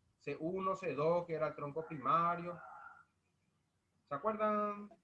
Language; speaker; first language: Spanish; native; Spanish